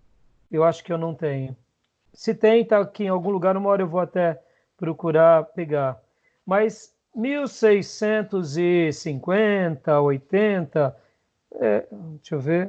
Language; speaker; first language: Portuguese; native; Portuguese